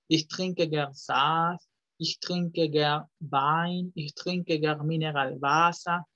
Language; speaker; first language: German; non-native, fluent; Spanish